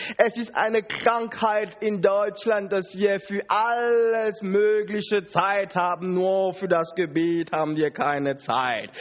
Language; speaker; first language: German; non-native, fluent; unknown